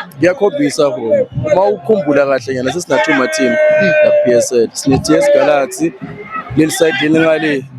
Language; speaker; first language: Zulu; native; Zulu